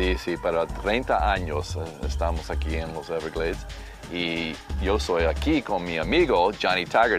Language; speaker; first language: Spanish; non-native, learner; English